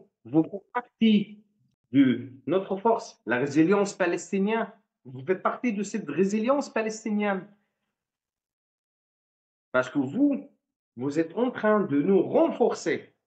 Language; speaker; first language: French; non-native, fluent; Arabic